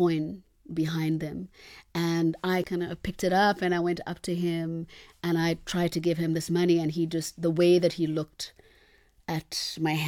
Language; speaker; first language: English; non-native, local second language; Xhosa